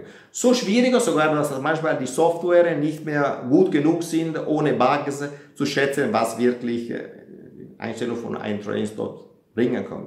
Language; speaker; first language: German; non-native, fluent; Italian